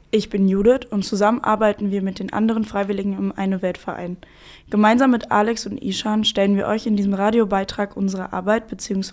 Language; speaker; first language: German; native; German